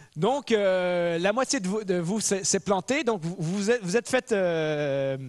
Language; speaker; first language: French; native; French